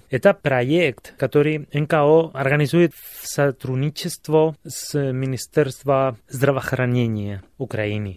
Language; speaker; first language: Russian; non-native, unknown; Spanish